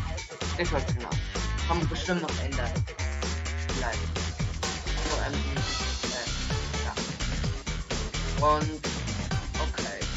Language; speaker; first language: German; native; German